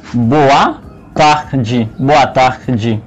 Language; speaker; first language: Portuguese; non-native, learner; Haitian Creole